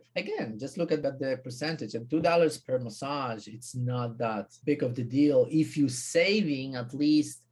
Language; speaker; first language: English; non-native, fluent; Polish